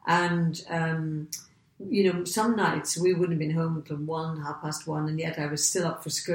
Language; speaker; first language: English; native; English